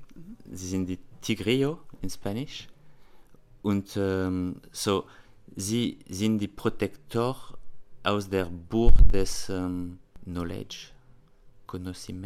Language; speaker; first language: German; non-native, learner; French